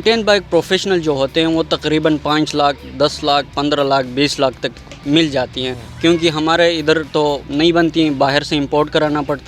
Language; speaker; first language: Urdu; non-native, local second language; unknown